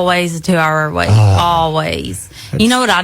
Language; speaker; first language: English; native; English